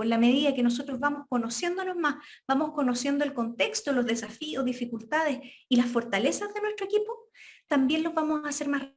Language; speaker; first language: Spanish; native; Spanish